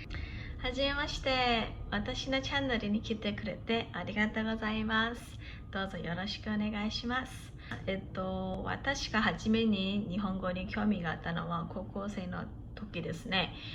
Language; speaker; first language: Japanese; non-native, fluent; Korean